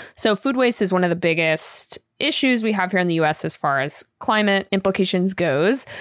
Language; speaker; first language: English; native; English